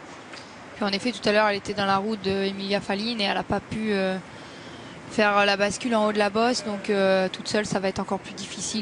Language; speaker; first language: French; native; French